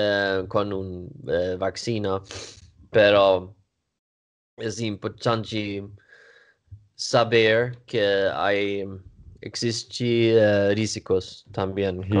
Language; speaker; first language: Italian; non-native, learner; Swedish